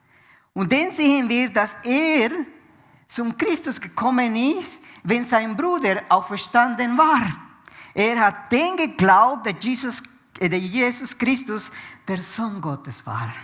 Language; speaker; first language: German; non-native, fluent; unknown